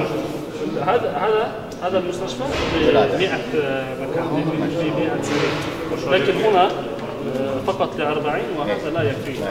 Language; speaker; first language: Arabic; non-native, fluent; Kyrgyz